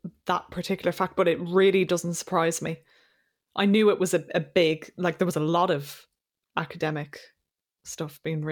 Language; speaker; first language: English; native; English